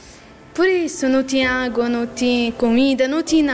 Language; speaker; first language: Portuguese; non-native, learner; Arabic